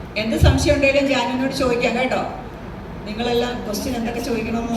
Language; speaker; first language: Malayalam; native; Malayalam